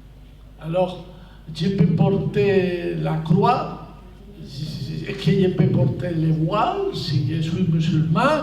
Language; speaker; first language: French; non-native, fluent; Spanish